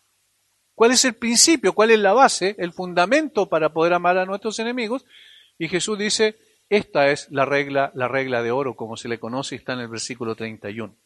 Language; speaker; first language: Spanish; native; Spanish